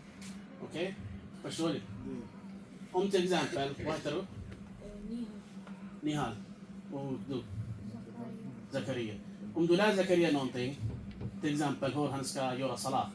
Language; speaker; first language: Swedish; non-native, fluent; Urdu